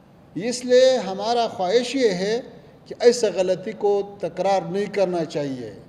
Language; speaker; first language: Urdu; non-native, fluent; Pashto